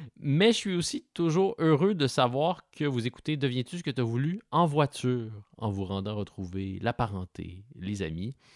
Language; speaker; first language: French; native; French